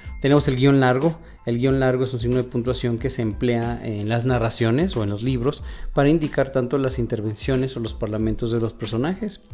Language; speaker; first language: Spanish; native; Spanish